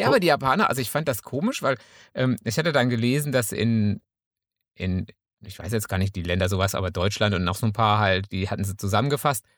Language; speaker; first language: German; native; German